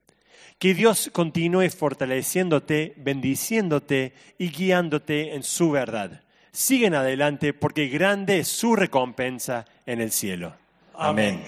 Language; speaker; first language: Spanish; native; Spanish